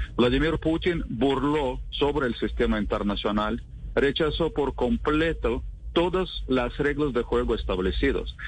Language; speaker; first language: Spanish; non-native, fluent; Russian